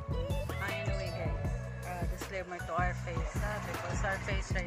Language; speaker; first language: English; non-native, local second language; Filipino